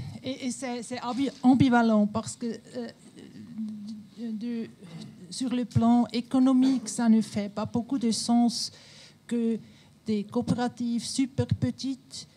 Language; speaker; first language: French; non-native, local second language; German